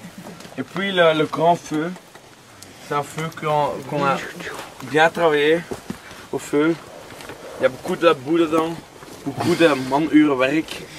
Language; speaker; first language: French; non-native, local second language; Dutch